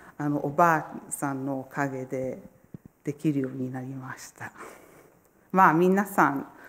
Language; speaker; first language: Japanese; non-native, fluent; Italian